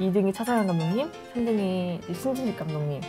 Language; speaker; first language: Korean; native; Korean